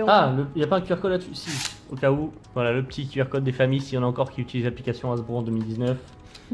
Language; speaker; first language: French; native; French